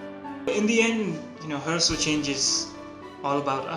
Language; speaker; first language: English; non-native, local second language; Nepali